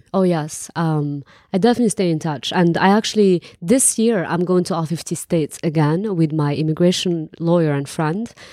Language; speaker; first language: English; non-native, fluent; Arabic